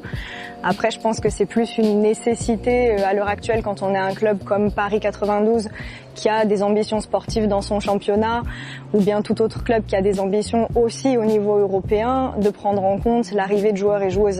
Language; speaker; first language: French; native; French